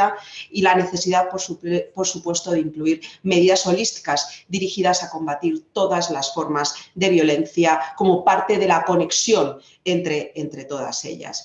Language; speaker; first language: Spanish; native; Spanish